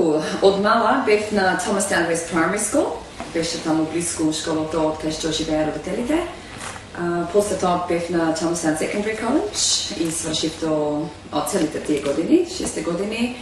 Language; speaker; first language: Macedonian; early bilingual, heritage; Macedonian